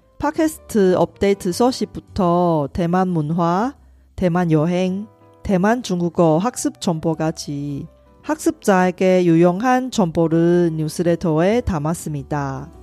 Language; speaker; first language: Korean; non-native, fluent; Chinese